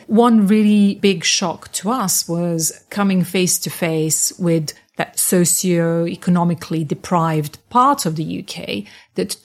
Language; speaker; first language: English; non-native, fluent; Bosnian